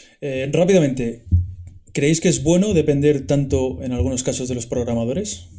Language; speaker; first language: Spanish; native; Spanish